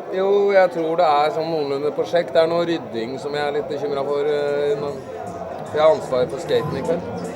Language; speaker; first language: Norwegian; native; Norwegian